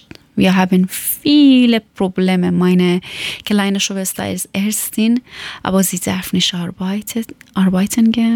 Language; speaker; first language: German; non-native, learner; Persian